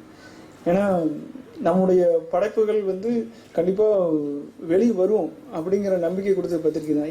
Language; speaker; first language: Tamil; native; Tamil